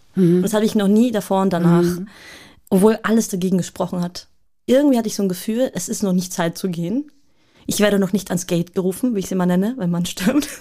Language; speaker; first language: German; early bilingual, other home language; Bulgarian